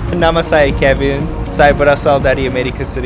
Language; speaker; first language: Indonesian; non-native, learner; English